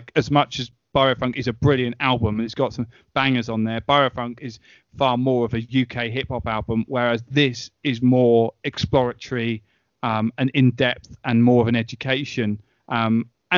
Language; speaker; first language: English; native; English